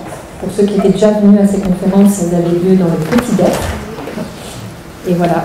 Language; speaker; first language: French; native; French